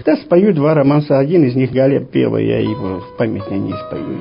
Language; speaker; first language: Russian; native; Russian